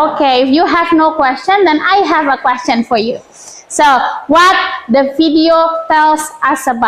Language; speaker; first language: English; non-native, fluent; Indonesian